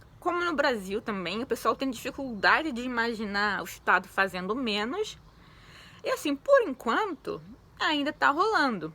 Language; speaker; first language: Portuguese; native; Portuguese